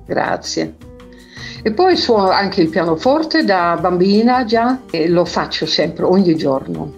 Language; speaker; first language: Italian; non-native, fluent; Dutch